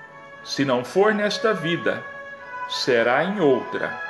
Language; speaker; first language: Portuguese; native; Portuguese